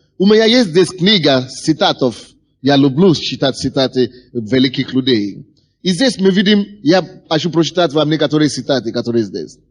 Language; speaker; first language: Russian; non-native, fluent; Yoruba